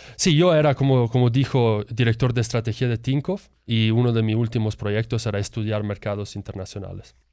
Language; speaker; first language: Spanish; non-native, fluent; Italian